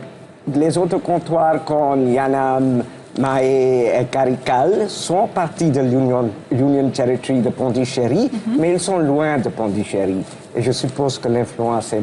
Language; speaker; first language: French; non-native, fluent; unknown